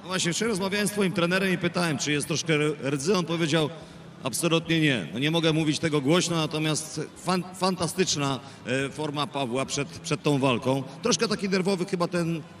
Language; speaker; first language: Polish; native; Polish